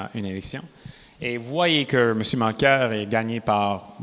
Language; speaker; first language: French; non-native, local second language; English